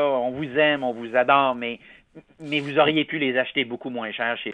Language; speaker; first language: French; native; French